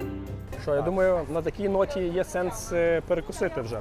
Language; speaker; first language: Ukrainian; native; Ukrainian